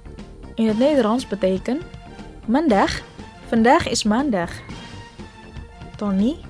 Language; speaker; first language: Dutch; non-native, fluent; Indonesian